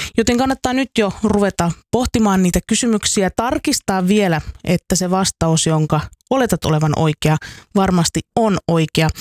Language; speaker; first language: Finnish; native; Finnish